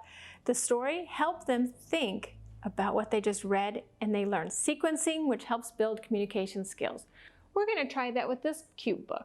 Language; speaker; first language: English; native; English